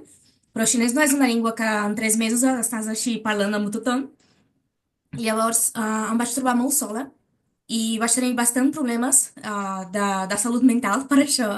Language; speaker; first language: Catalan; non-native, learner; Portuguese